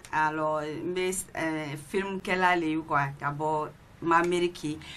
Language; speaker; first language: French; non-native, local second language; Mandingo